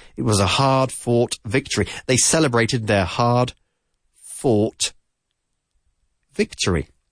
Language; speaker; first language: English; native; English